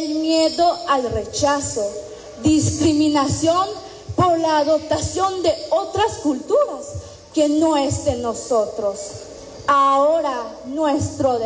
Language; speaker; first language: Spanish; non-native, local second language; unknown